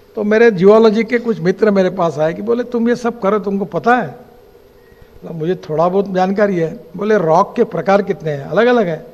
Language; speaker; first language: Hindi; non-native, local second language; Marathi